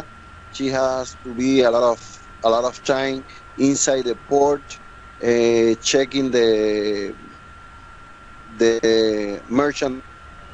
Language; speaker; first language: English; non-native, learner; Spanish